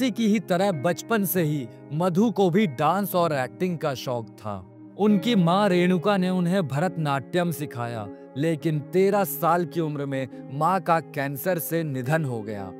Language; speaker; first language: Hindi; native; Hindi